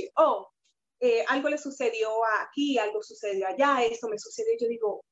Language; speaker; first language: Spanish; native; Spanish